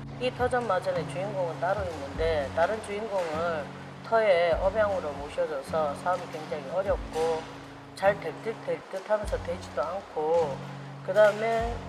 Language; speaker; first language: Korean; native; Korean